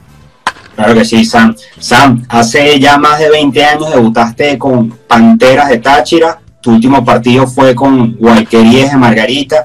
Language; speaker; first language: Spanish; native; Spanish